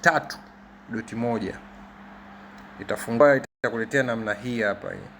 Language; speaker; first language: Swahili; native; Swahili